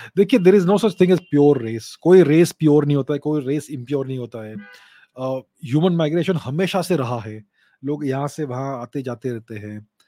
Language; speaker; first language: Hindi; non-native, local second language; Gujarati